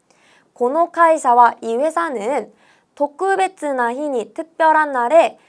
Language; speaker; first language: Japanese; non-native, fluent; Korean